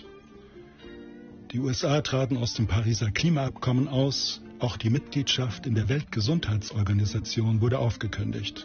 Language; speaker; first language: German; native; German